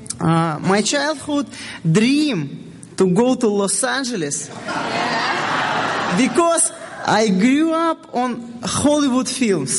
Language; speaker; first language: English; non-native, learner; Russian